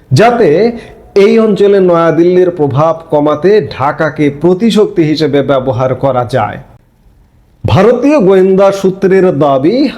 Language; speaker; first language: Bangla; native; Bangla